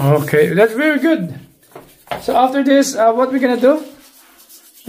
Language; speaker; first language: English; non-native, local second language; Filipino